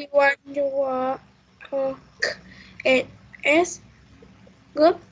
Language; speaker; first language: English; non-native, learner; Vietnamese